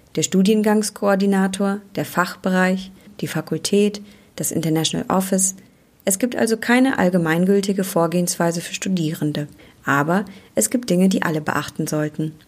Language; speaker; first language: German; native; German